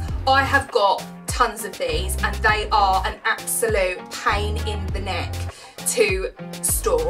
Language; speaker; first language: English; native; English